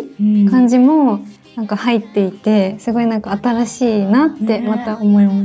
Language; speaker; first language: Japanese; native; Japanese